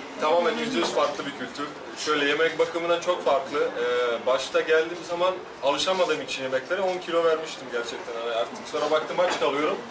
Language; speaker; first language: Turkish; non-native, fluent; Slovak